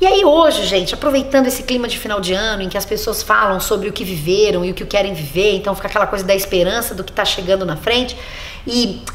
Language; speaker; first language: Portuguese; native; Portuguese